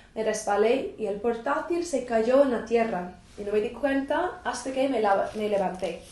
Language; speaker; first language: Spanish; non-native, fluent; English